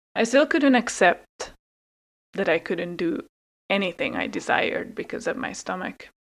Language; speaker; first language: English; non-native, fluent; Hungarian